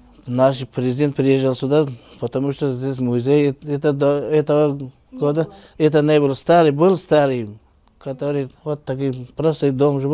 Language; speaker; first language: Russian; non-native, learner; Tajik